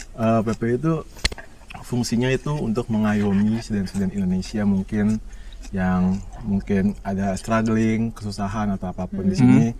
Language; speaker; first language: Indonesian; native; Indonesian